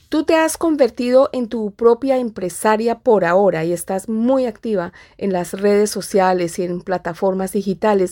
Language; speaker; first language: Spanish; native; Spanish